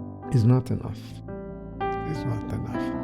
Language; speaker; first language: English; non-native, learner; Portuguese